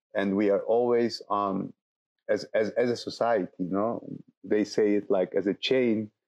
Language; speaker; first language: English; non-native, fluent; Turkish